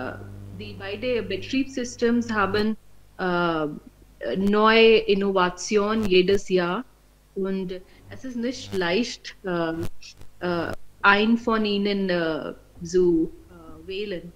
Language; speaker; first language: German; non-native, learner; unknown